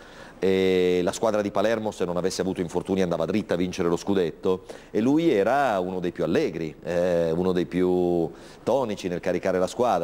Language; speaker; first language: Italian; native; Italian